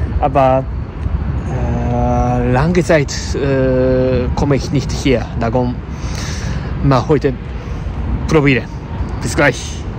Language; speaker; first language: German; non-native, learner; Japanese